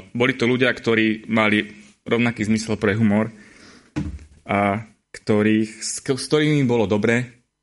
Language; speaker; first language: Slovak; native; Slovak